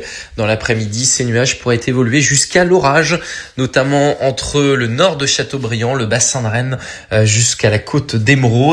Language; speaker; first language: French; native; French